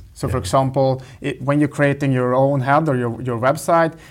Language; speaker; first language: English; non-native, fluent; Swedish